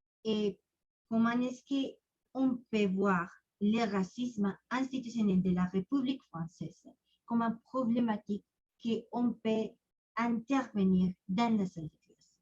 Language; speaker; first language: French; non-native, learner; Spanish